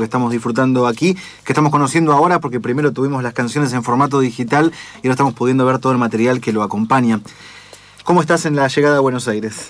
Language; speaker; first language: Spanish; native; Spanish